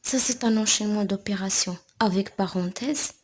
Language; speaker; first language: French; non-native, local second language; Arabic